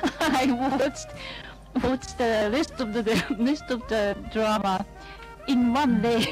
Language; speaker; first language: English; non-native, learner; Japanese